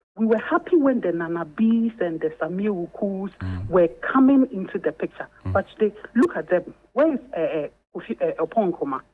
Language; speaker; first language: English; non-native, local second language; Akan